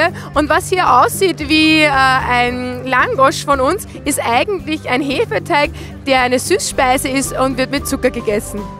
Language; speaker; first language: German; native; German